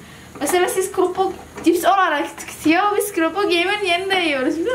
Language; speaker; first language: Turkish; non-native, learner; Indonesian